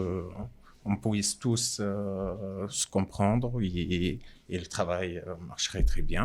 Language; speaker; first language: French; non-native, local second language; Arabic